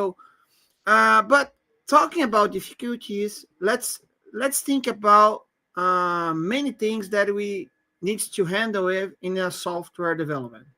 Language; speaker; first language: English; non-native, fluent; Portuguese